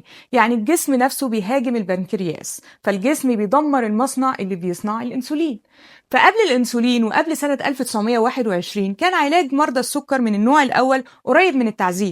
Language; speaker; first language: Arabic; native; Arabic